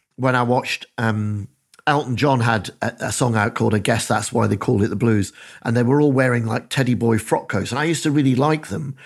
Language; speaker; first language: English; native; English